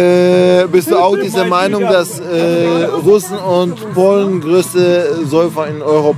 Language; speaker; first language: German; non-native, fluent; Polish